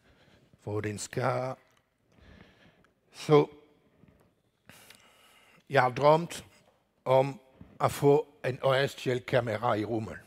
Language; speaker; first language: Danish; non-native, learner; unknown